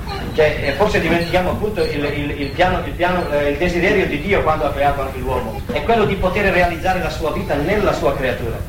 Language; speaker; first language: Italian; native; Italian